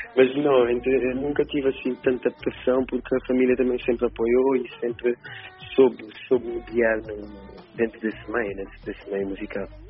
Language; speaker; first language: Portuguese; non-native, local second language; Kabuverdianu